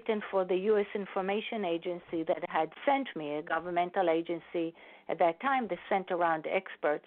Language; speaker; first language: English; non-native, fluent; Hebrew